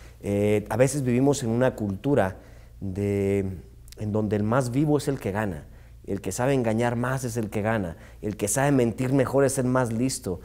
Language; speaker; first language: Spanish; native; Spanish